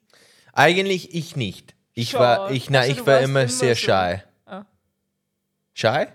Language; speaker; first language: German; non-native, learner; English